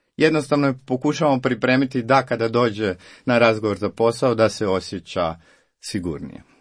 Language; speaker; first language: Croatian; native; Croatian